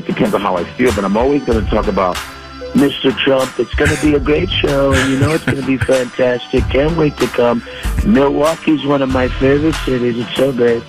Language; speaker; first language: English; native; English